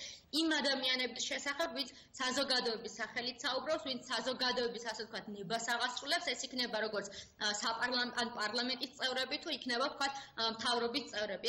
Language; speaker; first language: Georgian; native; Georgian